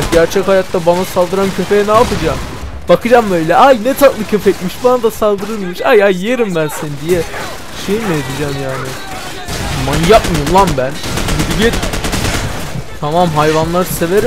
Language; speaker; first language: Turkish; native; Turkish